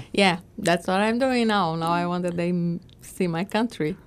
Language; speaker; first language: English; non-native, learner; Portuguese